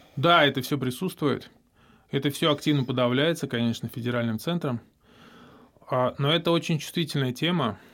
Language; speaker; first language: Russian; native; Russian